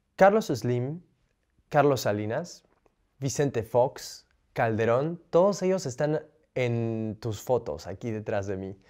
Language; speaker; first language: Spanish; native; Spanish